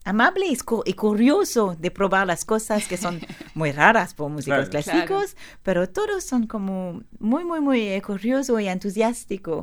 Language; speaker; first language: Spanish; non-native, learner; French